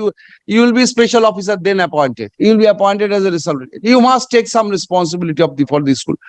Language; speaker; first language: English; non-native, local second language; Bangla